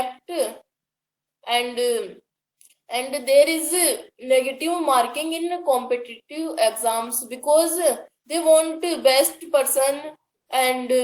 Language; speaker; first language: English; non-native, learner; Hindi